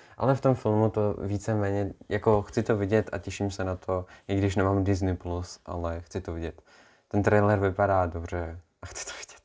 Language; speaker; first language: Czech; native; Czech